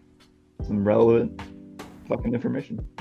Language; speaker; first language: English; native; English